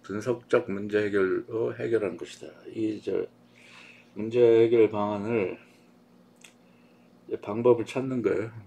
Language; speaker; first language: Korean; native; Korean